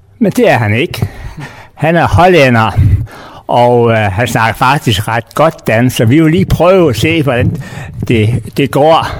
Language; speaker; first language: Danish; native; Danish